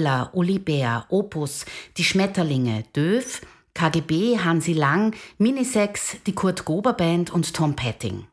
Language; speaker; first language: German; native; German